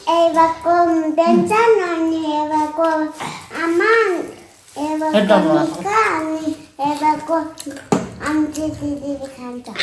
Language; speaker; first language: Nepali; early bilingual, heritage; Nepali